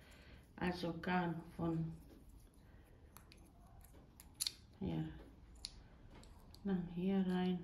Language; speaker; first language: German; non-native, fluent; Croatian